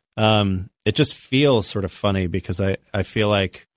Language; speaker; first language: English; native; English